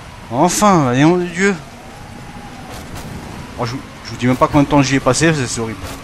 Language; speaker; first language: French; native; French